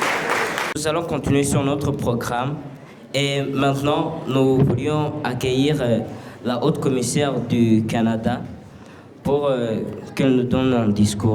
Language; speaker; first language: French; non-native, local second language; Kinyarwanda